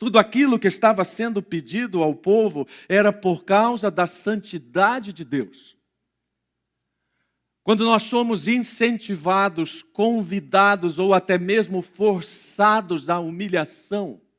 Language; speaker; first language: Portuguese; native; Portuguese